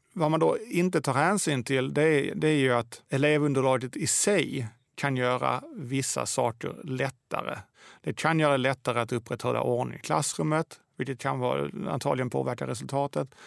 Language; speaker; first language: Swedish; native; Swedish